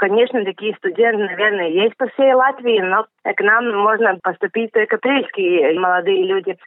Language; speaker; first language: Russian; non-native, local second language; Latvian